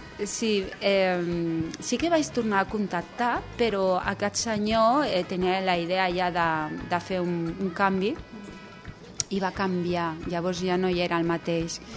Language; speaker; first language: Catalan; non-native, local second language; Spanish